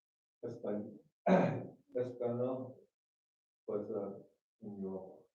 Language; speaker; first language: Spanish; non-native, learner; English